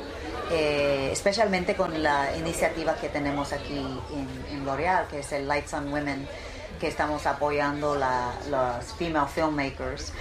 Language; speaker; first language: Spanish; early bilingual, heritage; English